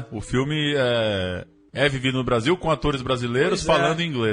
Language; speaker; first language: Portuguese; native; Portuguese